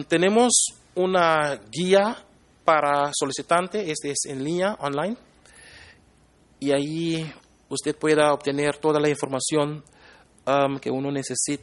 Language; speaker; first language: Spanish; non-native, fluent; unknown